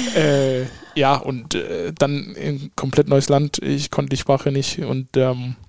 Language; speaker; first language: German; non-native, fluent; Danish